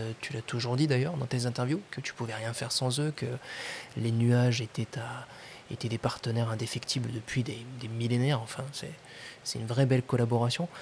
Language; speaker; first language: French; native; French